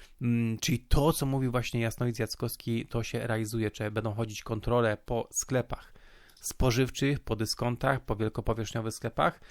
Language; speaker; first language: Polish; native; Polish